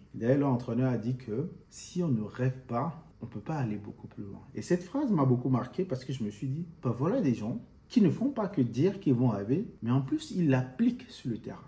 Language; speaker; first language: French; non-native, local second language; Fon